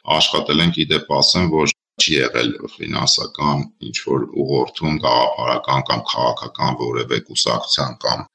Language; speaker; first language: Armenian; native; Armenian